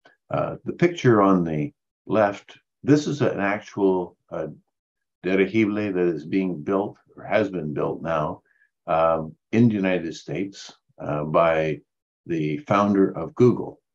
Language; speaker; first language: English; native; English